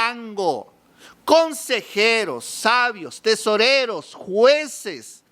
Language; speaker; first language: Spanish; native; Spanish